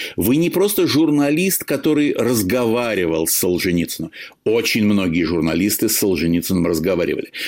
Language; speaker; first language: Russian; native; Russian